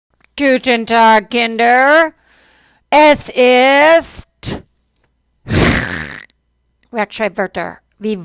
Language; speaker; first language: German; non-native, fluent; English